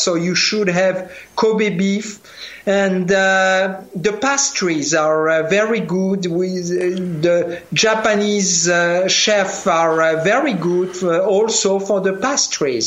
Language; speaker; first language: English; non-native, fluent; French